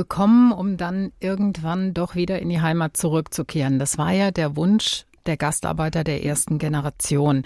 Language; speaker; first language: German; native; German